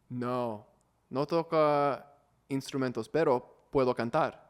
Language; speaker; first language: Spanish; non-native, learner; English